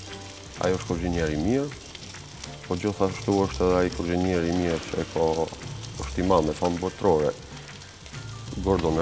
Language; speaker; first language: Albanian; early bilingual, heritage; Albanian